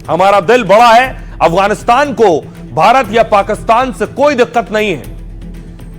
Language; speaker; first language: Hindi; native; Hindi